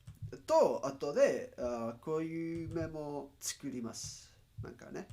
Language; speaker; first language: Japanese; non-native, learner; Spanish